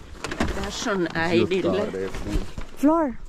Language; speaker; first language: Finnish; non-native, learner; Filipino